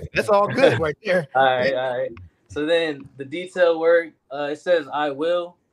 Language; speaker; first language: English; native; English